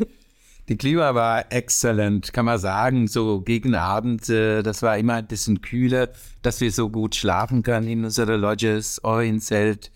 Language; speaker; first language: German; non-native, fluent; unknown